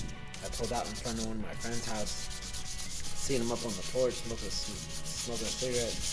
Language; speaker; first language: English; native; English